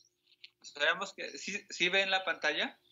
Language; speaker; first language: Spanish; native; Spanish